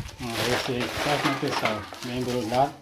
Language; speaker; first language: Portuguese; native; Portuguese